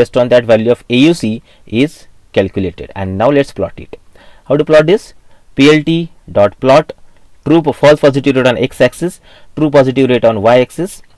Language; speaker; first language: English; non-native, local second language; Marathi